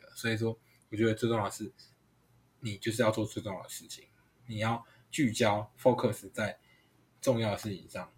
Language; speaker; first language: Chinese; non-native, local second language; Hakka Chinese